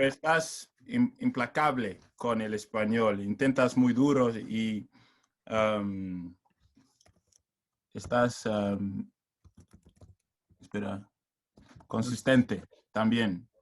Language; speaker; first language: Spanish; non-native, learner; English